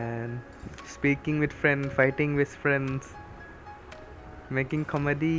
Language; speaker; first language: Tamil; non-native, learner; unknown